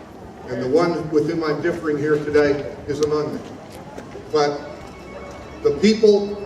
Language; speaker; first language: English; native; English